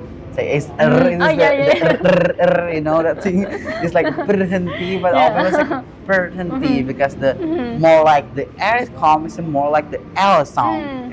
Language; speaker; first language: English; non-native, learner; Indonesian